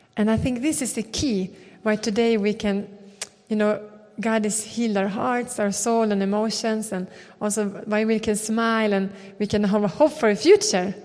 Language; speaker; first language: English; non-native, fluent; Swedish